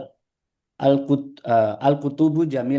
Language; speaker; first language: Arabic; non-native, learner; Indonesian